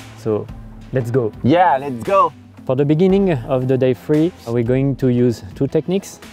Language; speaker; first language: English; non-native, fluent; French